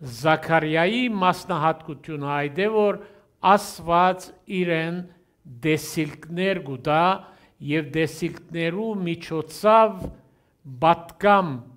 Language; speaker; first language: Armenian; early bilingual, heritage; Armenian